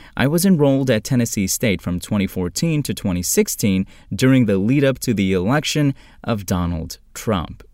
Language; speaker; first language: English; non-native, fluent; Turkish